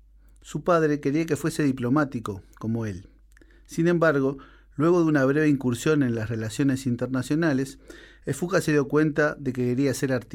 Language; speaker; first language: Spanish; native; Spanish